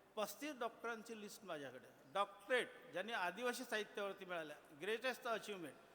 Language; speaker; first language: Marathi; non-native, local second language; Gondi